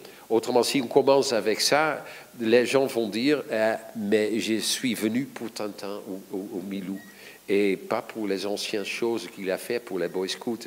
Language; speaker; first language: French; non-native, fluent; Dutch